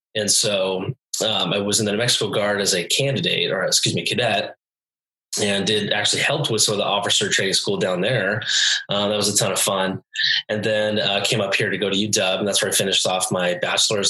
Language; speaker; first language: English; native; English